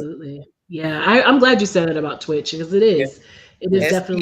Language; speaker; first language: English; native; English